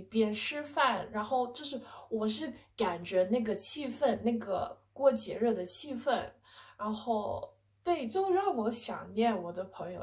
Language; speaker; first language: Chinese; non-native, fluent; English